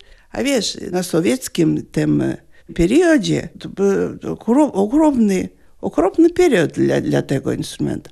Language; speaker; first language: Polish; non-native, learner; Lithuanian